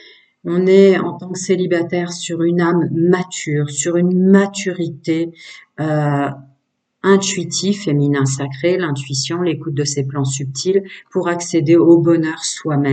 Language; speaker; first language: French; native; French